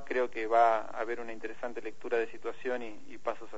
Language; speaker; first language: Spanish; native; Spanish